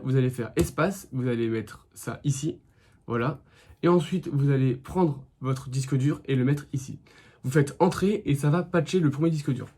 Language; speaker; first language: French; native; French